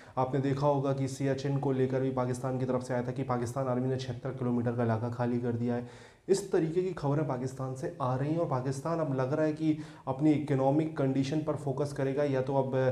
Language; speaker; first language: Hindi; native; Hindi